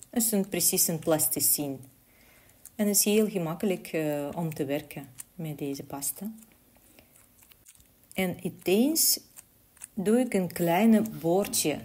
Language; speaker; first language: Dutch; non-native, learner; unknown